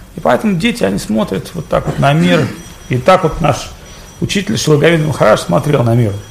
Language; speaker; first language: Russian; native; Russian